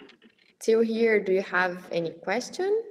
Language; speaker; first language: English; non-native, fluent; Portuguese